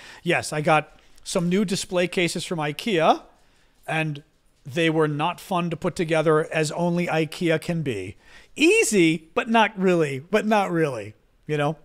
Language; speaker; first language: English; native; English